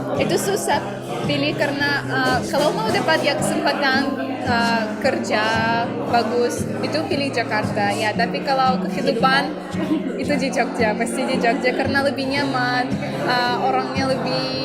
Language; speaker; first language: Indonesian; non-native, fluent; Russian